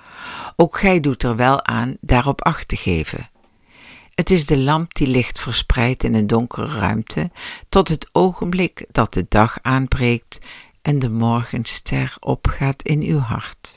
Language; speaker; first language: Dutch; native; Dutch